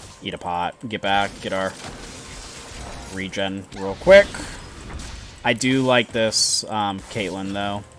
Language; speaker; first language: English; native; English